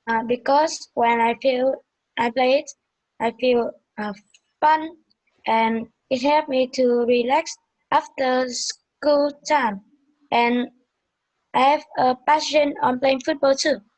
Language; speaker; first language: English; non-native, learner; Vietnamese